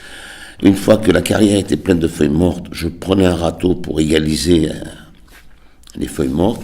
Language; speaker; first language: French; native; French